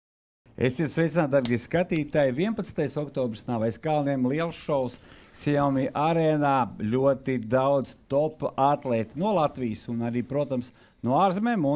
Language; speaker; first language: Latvian; native; Latvian